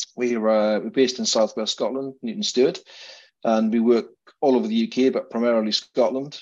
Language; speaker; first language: English; native; English